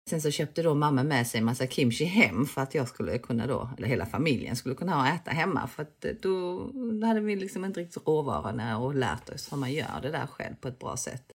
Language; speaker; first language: Swedish; early bilingual, other home language; Korean